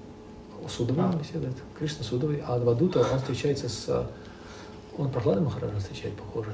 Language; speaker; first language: Russian; native; Russian